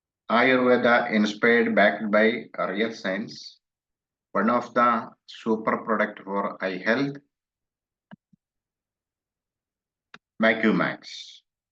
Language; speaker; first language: English; non-native, local second language; Malayalam